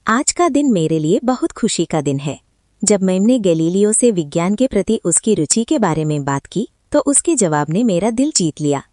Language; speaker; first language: Hindi; non-native, local second language; Malayalam